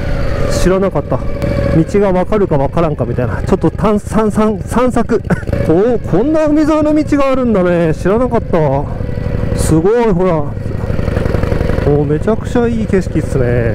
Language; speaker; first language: Japanese; native; Japanese